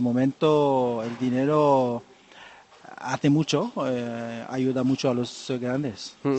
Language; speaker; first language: Spanish; non-native, fluent; French